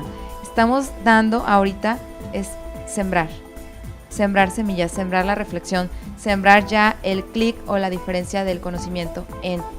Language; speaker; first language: Spanish; native; Spanish